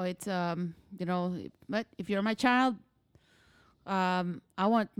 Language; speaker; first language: English; non-native, local second language; Filipino